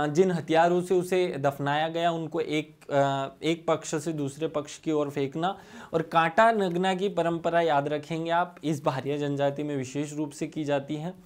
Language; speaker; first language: Hindi; native; Hindi